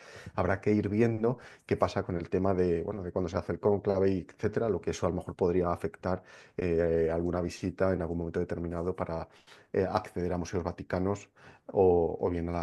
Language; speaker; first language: Spanish; native; Spanish